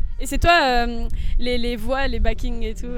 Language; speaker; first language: French; native; French